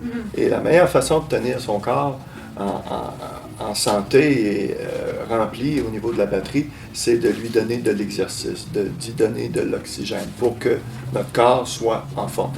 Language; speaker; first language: French; native; French